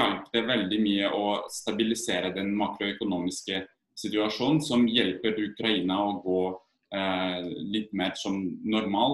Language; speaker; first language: Norwegian; non-native, fluent; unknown